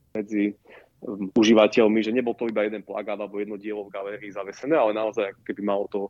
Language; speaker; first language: Slovak; native; Slovak